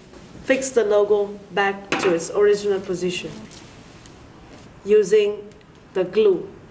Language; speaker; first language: English; non-native, learner; Chinese